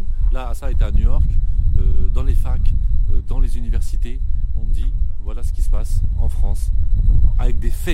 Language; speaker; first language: French; native; French